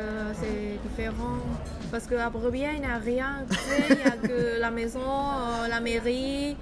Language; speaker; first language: French; non-native, learner; Thai